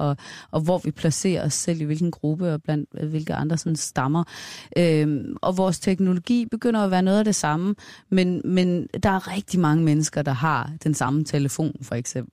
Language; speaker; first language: Danish; native; Danish